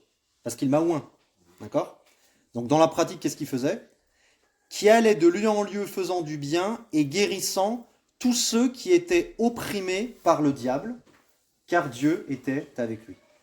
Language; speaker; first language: French; native; French